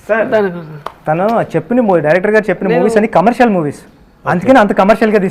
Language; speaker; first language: Telugu; native; Telugu